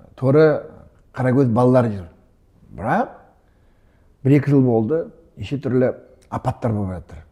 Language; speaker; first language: Kazakh; non-native, local second language; Russian